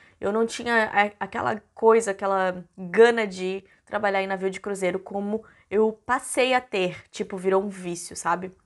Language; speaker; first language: Portuguese; native; Portuguese